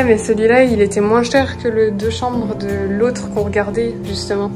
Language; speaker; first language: French; native; French